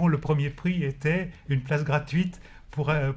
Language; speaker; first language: French; native; French